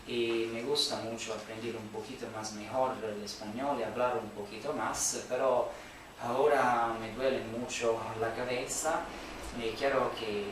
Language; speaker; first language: Spanish; non-native, learner; Italian